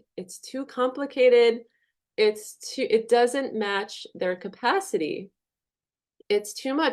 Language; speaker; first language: English; native; English